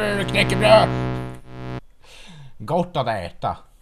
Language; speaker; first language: Swedish; native; Swedish